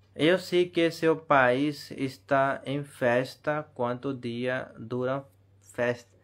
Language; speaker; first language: Portuguese; non-native, learner; Hindi